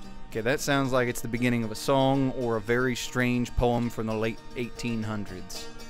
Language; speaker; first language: English; native; English